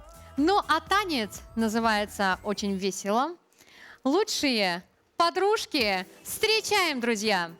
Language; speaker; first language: Russian; native; Russian